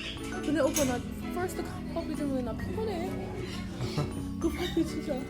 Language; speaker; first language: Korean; non-native, learner; English